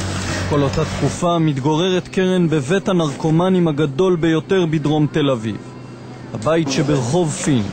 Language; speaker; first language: Hebrew; native; Hebrew